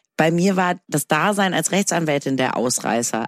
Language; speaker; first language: German; native; German